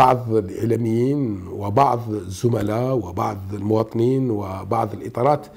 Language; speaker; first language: Arabic; native; Arabic